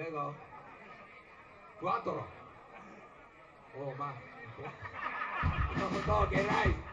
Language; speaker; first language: Spanish; non-native, learner; Japanese